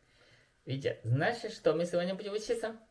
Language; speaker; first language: Russian; non-native, learner; Chinese